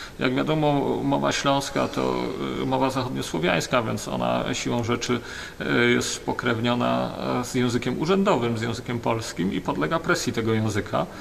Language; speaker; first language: Polish; native; Polish